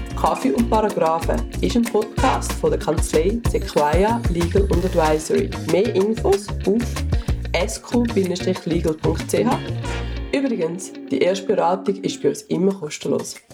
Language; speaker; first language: German; native; German